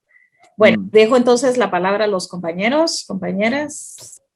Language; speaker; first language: Spanish; native; Spanish